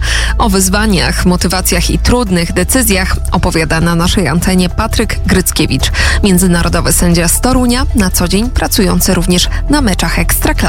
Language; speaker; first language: Polish; native; Polish